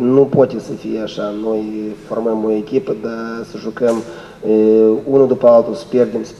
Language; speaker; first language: Romanian; non-native, local second language; Russian